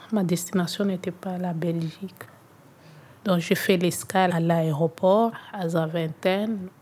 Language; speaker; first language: French; non-native, local second language; Swahili